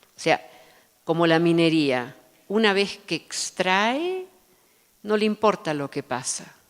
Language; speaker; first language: Spanish; early bilingual, other home language; Dutch